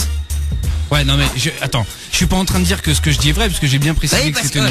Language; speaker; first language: French; native; French